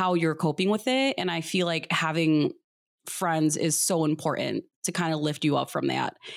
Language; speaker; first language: English; early bilingual, other home language; Filipino